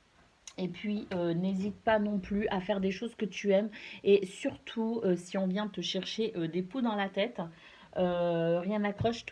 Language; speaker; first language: French; native; French